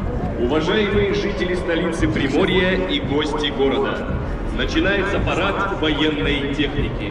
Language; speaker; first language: Russian; native; Russian